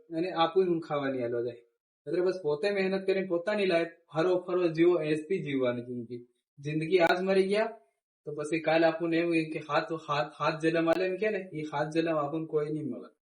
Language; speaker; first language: Gujarati; non-native, local second language; Bhili